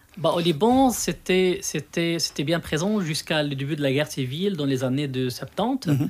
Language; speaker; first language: French; non-native, local second language; Arabic